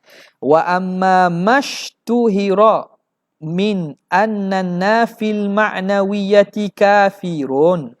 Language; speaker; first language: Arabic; non-native, learner; Malay